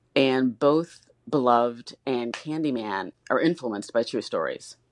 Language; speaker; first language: English; native; English